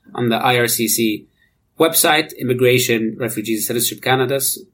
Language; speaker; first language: English; non-native, fluent; Arabic